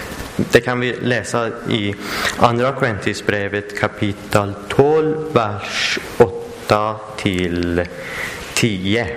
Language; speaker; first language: Swedish; non-native, learner; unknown